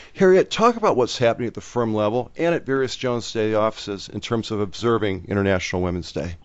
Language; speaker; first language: English; native; English